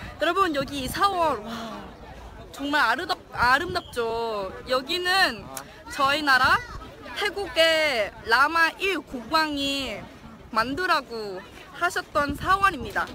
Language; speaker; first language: Korean; non-native, fluent; Thai